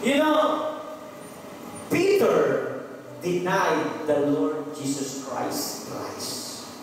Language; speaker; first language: English; non-native, local second language; Filipino